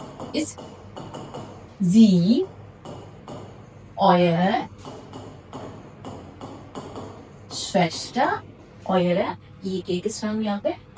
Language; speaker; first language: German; non-native, learner; Hindi